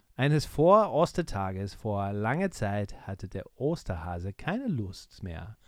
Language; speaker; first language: German; non-native, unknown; English